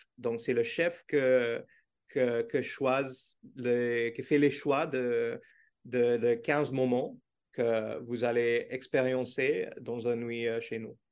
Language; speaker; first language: French; non-native, learner; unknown